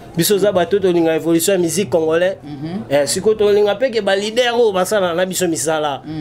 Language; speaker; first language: Lingala; native; Lingala